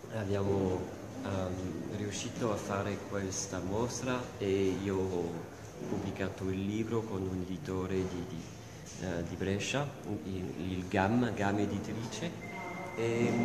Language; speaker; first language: Italian; non-native, fluent; French